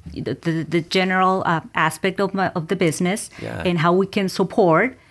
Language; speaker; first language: English; non-native, fluent; Spanish